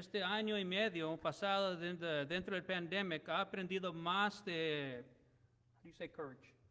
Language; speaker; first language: Spanish; non-native, learner; English